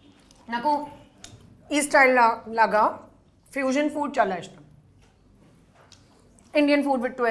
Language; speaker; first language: Telugu; non-native, local second language; Hindi